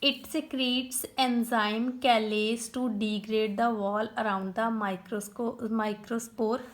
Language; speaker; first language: English; non-native, local second language; Punjabi